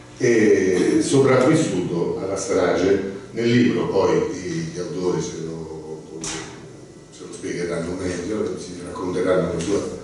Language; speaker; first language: Italian; native; Italian